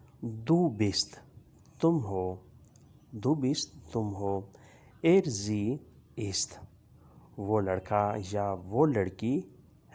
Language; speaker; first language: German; non-native, learner; Urdu